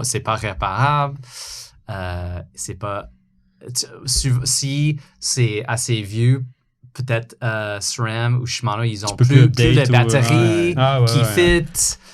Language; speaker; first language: French; non-native, fluent; English